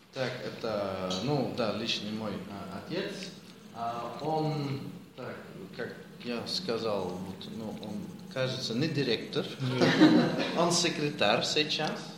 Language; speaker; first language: Russian; non-native, learner; Dutch